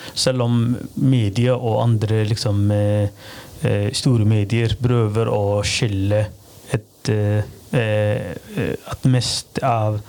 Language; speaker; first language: Norwegian; non-native, fluent; Somali